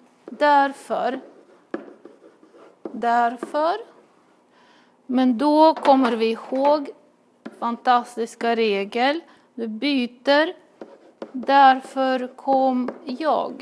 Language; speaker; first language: Swedish; non-native, fluent; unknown